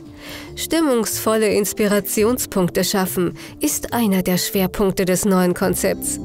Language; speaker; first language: German; native; German